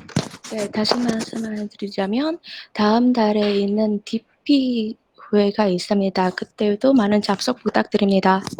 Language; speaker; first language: Korean; non-native, fluent; Indonesian